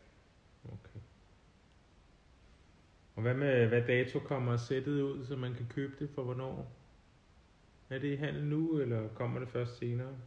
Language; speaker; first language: Danish; native; Danish